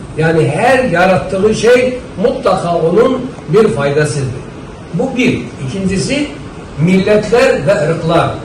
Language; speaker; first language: Turkish; non-native, local second language; Zaza